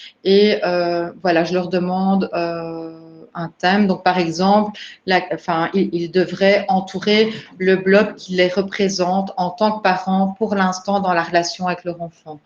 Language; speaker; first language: French; native; French